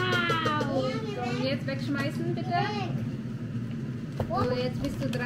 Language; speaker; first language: German; non-native, fluent; Filipino